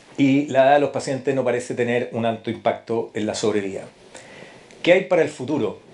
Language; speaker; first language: Spanish; native; Spanish